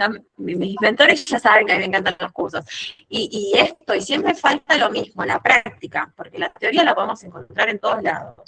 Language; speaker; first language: Spanish; native; Spanish